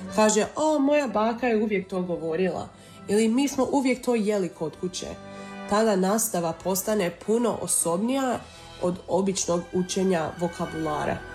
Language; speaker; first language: Serbian; early bilingual, heritage; Croatian